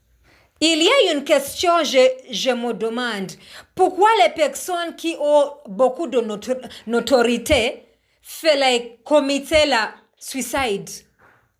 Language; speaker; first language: French; non-native, learner; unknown